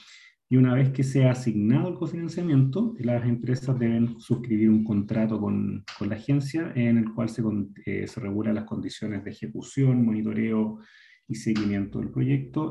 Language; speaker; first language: Spanish; native; Spanish